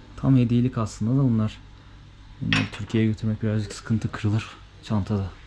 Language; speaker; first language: Turkish; native; Turkish